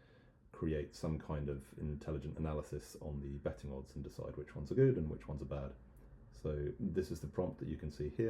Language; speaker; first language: English; native; English